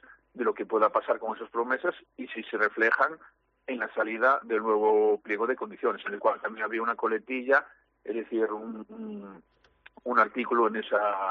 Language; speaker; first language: Spanish; native; Spanish